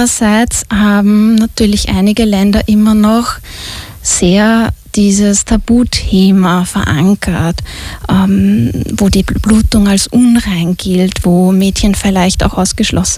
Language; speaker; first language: German; native; German